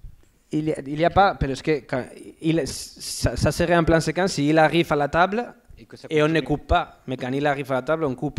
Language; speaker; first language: French; non-native, learner; Spanish